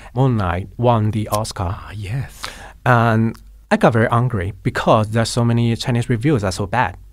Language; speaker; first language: English; non-native, fluent; Chinese